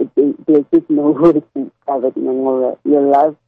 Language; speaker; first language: English; non-native, local second language; Tswana